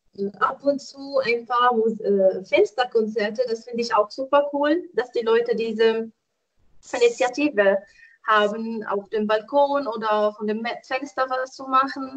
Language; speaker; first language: German; non-native, fluent; Arabic